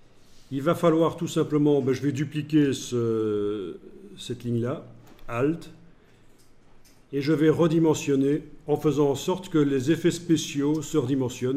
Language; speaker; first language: French; native; French